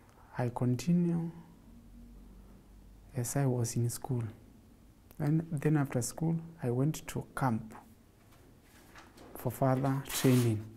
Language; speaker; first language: English; non-native, local second language; Kamba